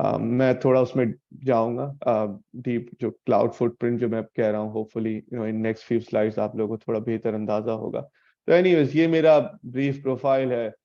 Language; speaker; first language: Urdu; native; Urdu